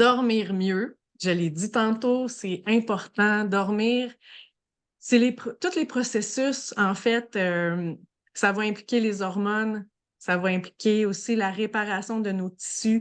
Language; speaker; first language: French; native; French